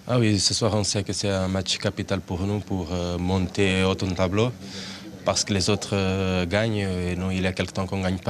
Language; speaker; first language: French; non-native, fluent; Portuguese